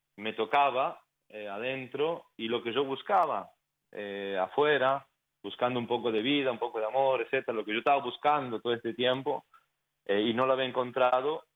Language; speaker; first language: Spanish; native; Spanish